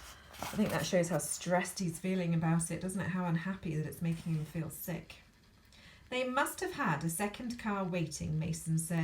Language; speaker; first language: English; native; English